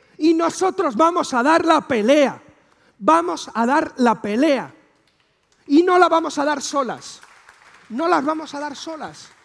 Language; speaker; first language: Spanish; native; Spanish